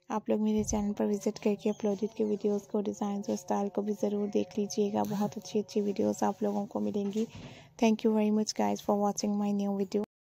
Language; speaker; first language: Hindi; native; Hindi